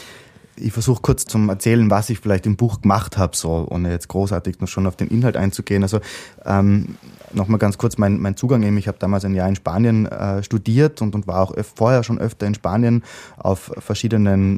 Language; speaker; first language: German; native; German